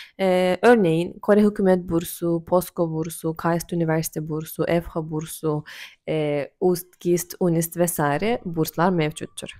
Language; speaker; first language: Turkish; non-native, fluent; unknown